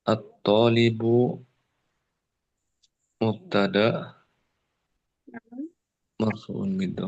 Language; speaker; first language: Arabic; non-native, learner; Indonesian